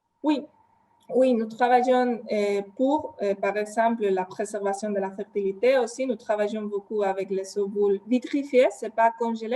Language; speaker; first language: French; non-native, fluent; Spanish